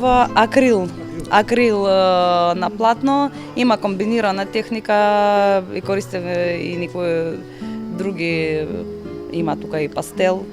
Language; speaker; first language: Macedonian; non-native, learner; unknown